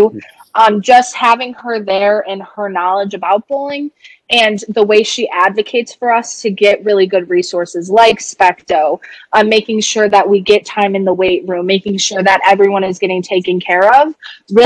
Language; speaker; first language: English; native; English